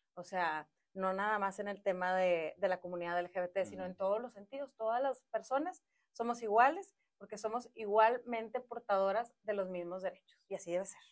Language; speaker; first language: Spanish; native; Spanish